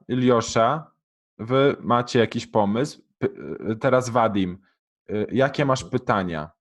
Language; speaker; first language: Polish; native; Polish